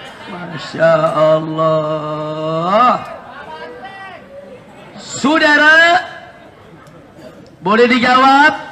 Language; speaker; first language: Indonesian; native; Indonesian